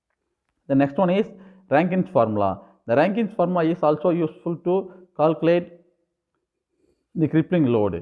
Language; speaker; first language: English; non-native, local second language; Tamil